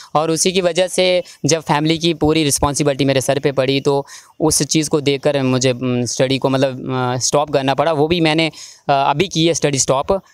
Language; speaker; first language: Hindi; native; Hindi